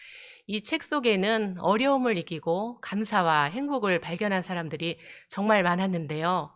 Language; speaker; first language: Korean; native; Korean